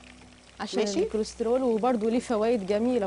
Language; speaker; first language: Arabic; native; Arabic